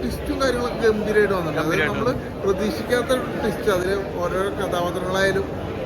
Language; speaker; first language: Malayalam; native; Malayalam